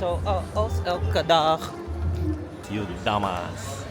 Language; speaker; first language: Dutch; early bilingual, other home language; Filipino